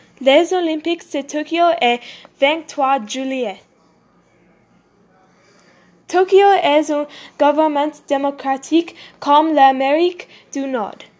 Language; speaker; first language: French; non-native, learner; English